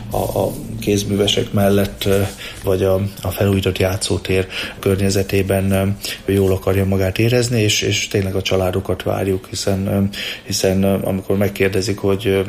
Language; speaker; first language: Hungarian; native; Hungarian